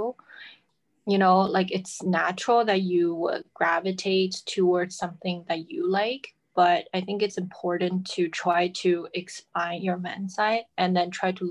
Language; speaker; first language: English; non-native, fluent; Chinese